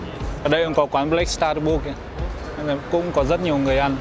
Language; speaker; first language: Vietnamese; native; Vietnamese